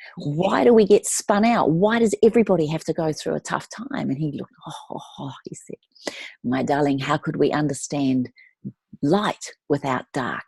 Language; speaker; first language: English; native; English